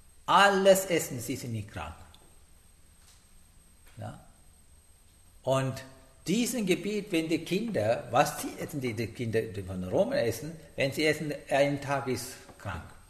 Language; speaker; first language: German; non-native, learner; Sinhala